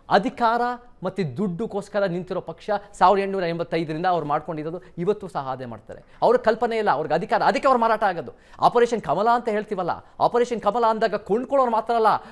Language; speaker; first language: Kannada; early bilingual, heritage; Kannada